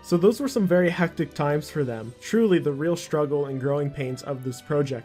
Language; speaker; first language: English; native; English